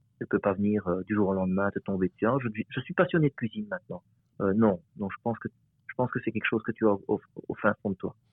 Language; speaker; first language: French; native; French